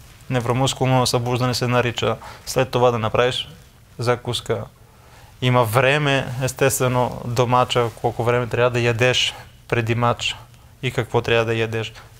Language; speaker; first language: Bulgarian; non-native, fluent; Greek